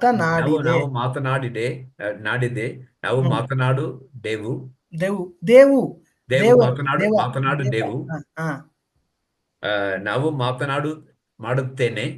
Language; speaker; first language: Kannada; non-native, learner; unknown